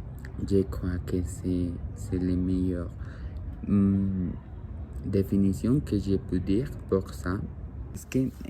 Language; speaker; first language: French; non-native, learner; Spanish